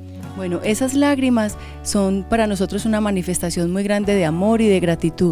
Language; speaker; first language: Spanish; native; Spanish